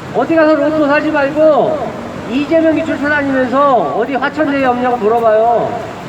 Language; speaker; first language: Korean; native; Korean